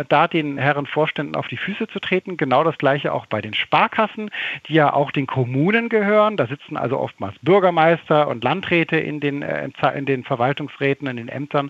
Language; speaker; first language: German; native; German